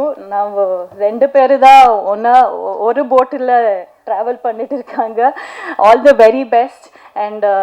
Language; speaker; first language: Tamil; non-native, local second language; Kannada